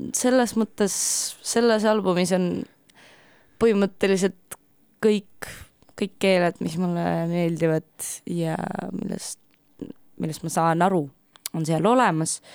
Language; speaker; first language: Estonian; native; Estonian